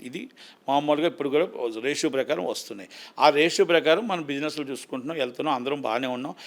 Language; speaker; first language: Telugu; native; Telugu